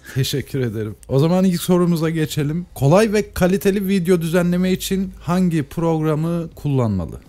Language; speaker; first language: Turkish; native; Turkish